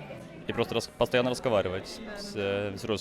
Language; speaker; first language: Russian; non-native, fluent; Norwegian